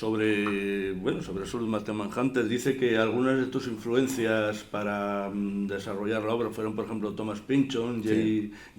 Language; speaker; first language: Spanish; native; Spanish